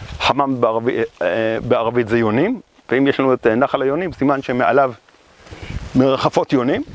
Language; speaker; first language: Hebrew; native; Hebrew